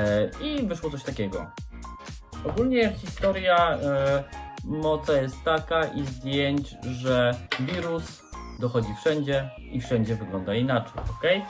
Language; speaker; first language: Polish; native; Polish